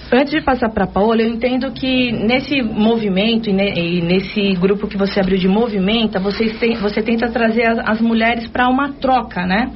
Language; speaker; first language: Portuguese; native; Portuguese